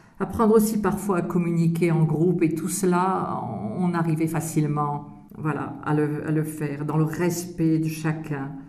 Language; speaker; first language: French; native; French